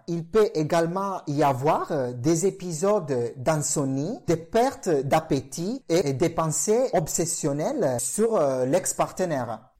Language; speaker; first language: French; non-native, fluent; Italian